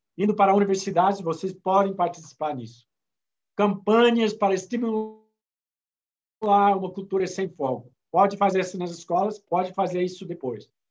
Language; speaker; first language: Portuguese; non-native, fluent; English